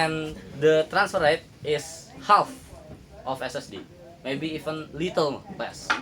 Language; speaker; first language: English; non-native, learner; Indonesian